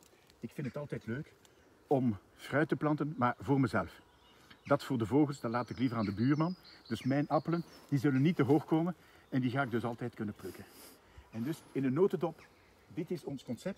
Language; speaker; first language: Dutch; native; Dutch